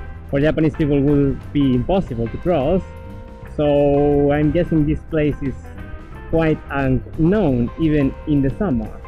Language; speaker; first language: English; non-native, fluent; Spanish